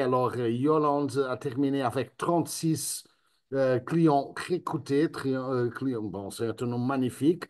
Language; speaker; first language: French; non-native, fluent; Spanish